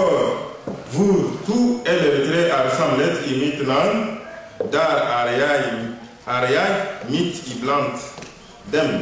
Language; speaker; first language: Swedish; non-native, learner; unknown